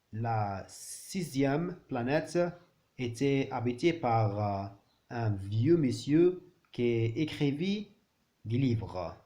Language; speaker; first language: French; non-native, learner; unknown